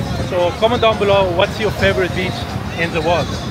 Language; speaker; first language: English; non-native, fluent; Arabic